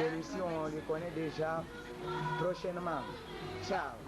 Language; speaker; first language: French; non-native, local second language; Swahili